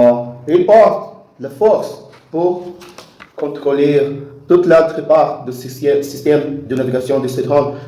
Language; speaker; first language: French; non-native, learner; Portuguese